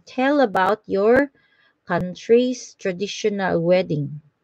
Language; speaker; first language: English; non-native, local second language; Filipino